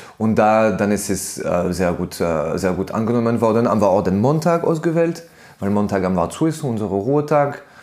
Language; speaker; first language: German; non-native, fluent; French